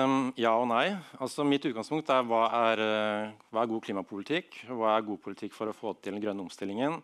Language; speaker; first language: Norwegian; native; Norwegian